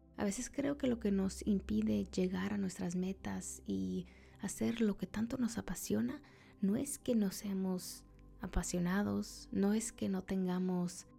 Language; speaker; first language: Spanish; early bilingual, heritage; Spanish